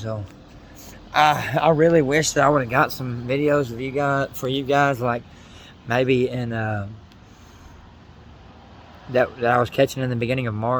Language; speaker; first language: English; native; English